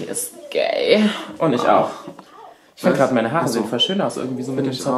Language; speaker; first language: German; native; German